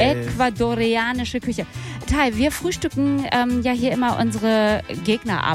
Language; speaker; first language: German; native; German